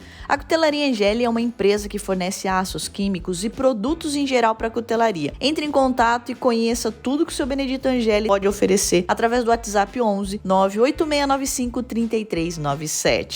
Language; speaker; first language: Portuguese; native; Portuguese